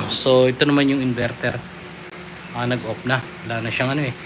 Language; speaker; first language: Filipino; native; Filipino